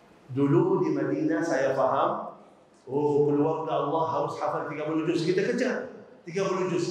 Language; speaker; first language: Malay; non-native, fluent; Arabic